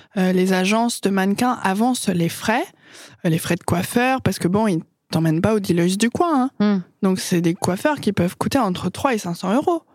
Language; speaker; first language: French; non-native, fluent; English